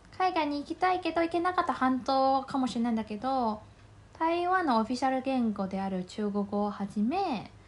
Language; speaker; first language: Japanese; non-native, fluent; Chinese